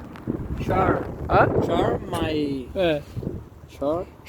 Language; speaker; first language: English; non-native, learner; Spanish